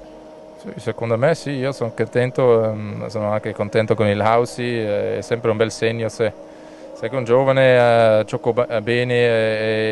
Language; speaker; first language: Italian; non-native, local second language; German